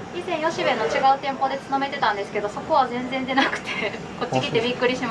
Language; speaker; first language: Japanese; native; Japanese